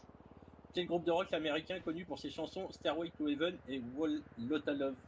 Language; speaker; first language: French; native; French